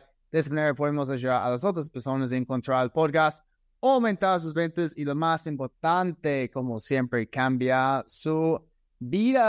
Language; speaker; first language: Spanish; non-native, fluent; English